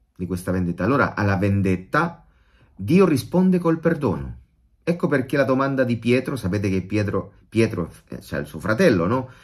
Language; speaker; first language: Italian; non-native, fluent; Spanish